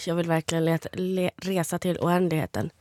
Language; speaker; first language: Swedish; native; Swedish